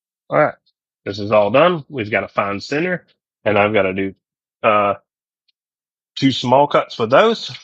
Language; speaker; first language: English; native; English